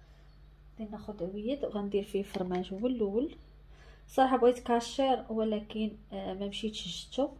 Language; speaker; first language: Arabic; native; Arabic